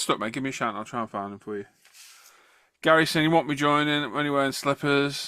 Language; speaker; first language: English; native; English